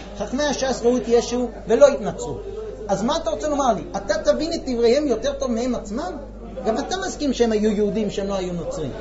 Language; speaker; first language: Hebrew; non-native, fluent; English